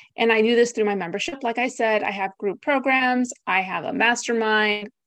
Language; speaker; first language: English; native; English